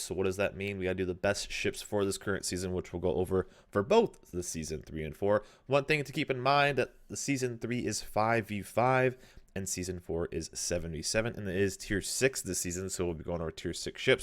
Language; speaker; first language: English; native; English